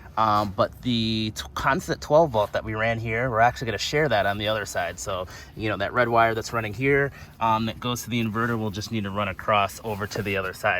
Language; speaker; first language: English; native; English